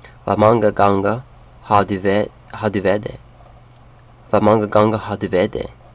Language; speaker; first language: Danish; non-native, learner; English